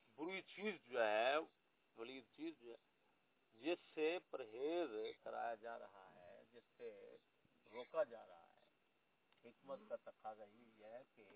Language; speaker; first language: Urdu; non-native, local second language; Punjabi